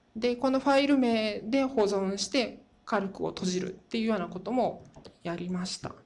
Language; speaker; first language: Japanese; native; Japanese